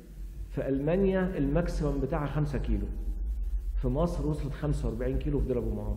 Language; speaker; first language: Arabic; native; Arabic